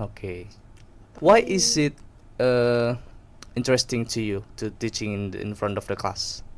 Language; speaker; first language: English; non-native, learner; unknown